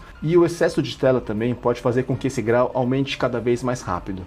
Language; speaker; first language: Portuguese; native; Portuguese